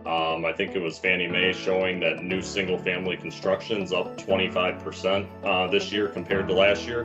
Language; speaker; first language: English; native; English